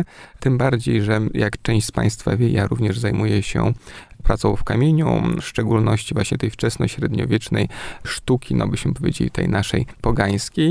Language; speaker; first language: Polish; native; Polish